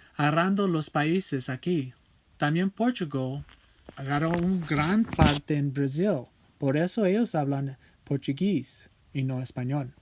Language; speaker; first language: Spanish; non-native, learner; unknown